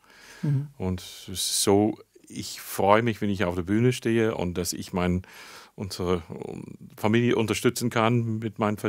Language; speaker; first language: German; non-native, fluent; English